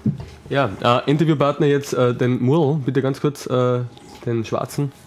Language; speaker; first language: German; native; German